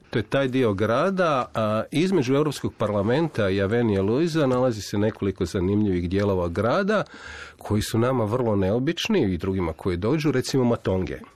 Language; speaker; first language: Croatian; native; Croatian